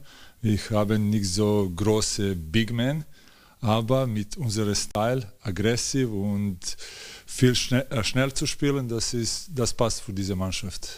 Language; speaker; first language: German; non-native, learner; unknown